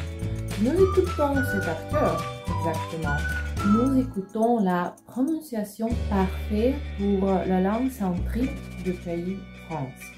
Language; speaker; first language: French; non-native, fluent; Russian